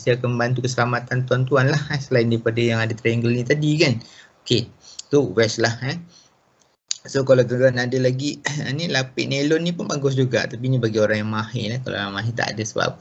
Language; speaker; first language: Malay; native; Malay